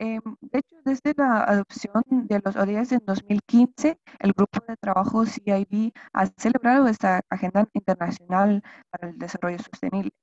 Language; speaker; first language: Spanish; non-native, fluent; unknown